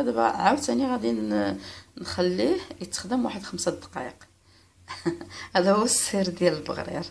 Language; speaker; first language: Arabic; native; Arabic